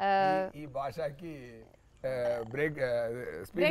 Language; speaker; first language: Telugu; non-native, local second language; Tamil